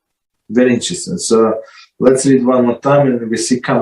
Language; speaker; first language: English; non-native, fluent; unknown